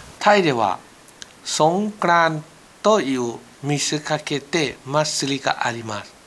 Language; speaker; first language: Japanese; non-native, learner; Thai